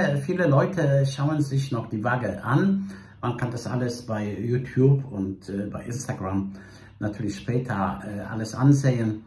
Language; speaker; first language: German; non-native, fluent; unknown